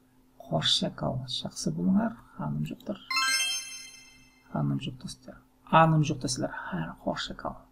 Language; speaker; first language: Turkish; non-native, learner; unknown